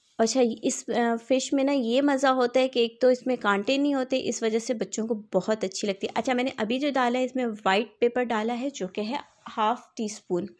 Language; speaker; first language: Urdu; native; Urdu